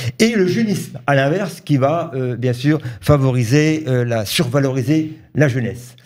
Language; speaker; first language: French; native; French